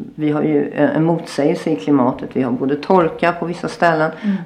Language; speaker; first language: Swedish; native; Swedish